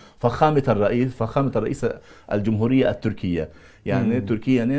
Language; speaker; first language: Turkish; non-native, fluent; Arabic